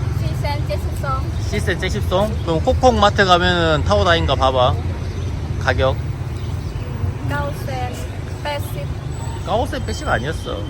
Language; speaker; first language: Korean; native; Korean